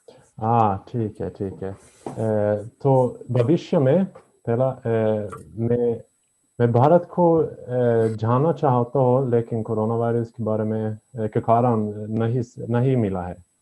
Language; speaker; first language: Hindi; non-native, learner; Swedish